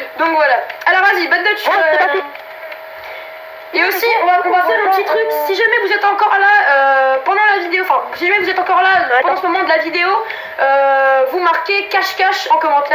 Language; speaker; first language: French; native; French